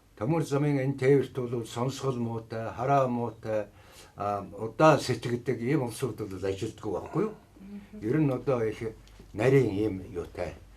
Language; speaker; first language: Mongolian; native; Mongolian